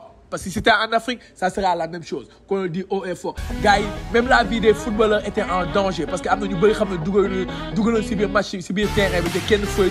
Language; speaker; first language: French; non-native, local second language; Wolof